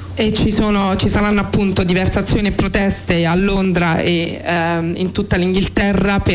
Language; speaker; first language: Italian; native; Italian